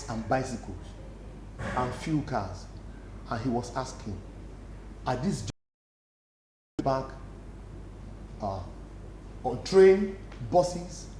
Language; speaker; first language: English; non-native, local second language; Yoruba